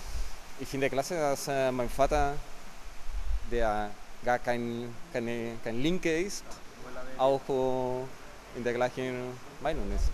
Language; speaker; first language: German; non-native, fluent; Spanish